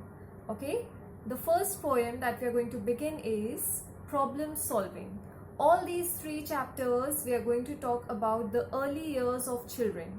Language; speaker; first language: English; non-native, local second language; Hindi